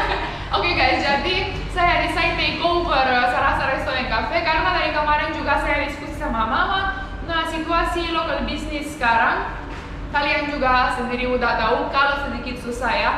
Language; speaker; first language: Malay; non-native, fluent; English